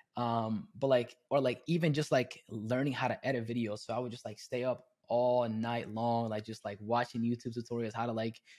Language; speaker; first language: English; early bilingual, other home language; Spanish